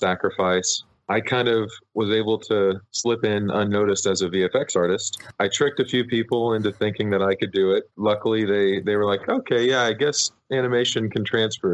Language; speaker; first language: English; native; English